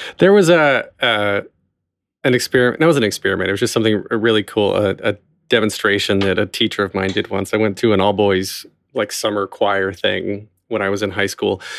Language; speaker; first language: English; native; English